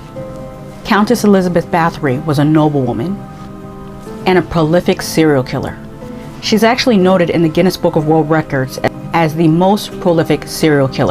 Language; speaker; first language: English; native; English